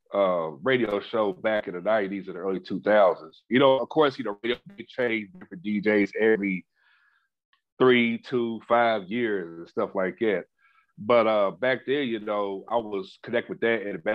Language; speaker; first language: English; native; English